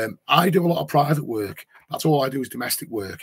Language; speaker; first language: English; native; English